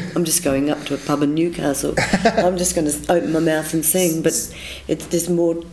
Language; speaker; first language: English; native; English